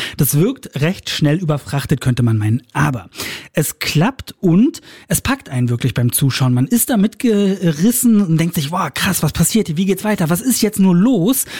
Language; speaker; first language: German; native; German